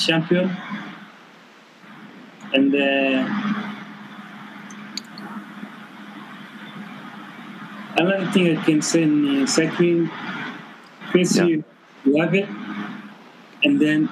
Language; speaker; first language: English; non-native, local second language; Kinyarwanda